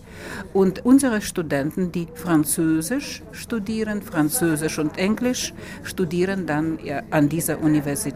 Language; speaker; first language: German; non-native, fluent; Russian